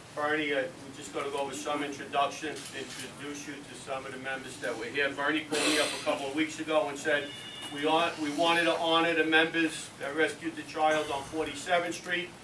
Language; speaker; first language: English; native; English